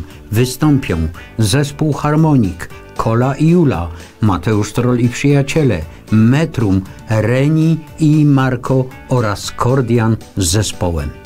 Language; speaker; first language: Polish; native; Polish